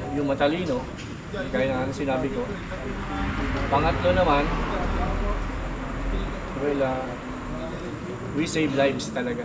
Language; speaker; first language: Filipino; native; Filipino